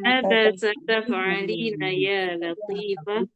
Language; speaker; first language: Arabic; non-native, learner; Indonesian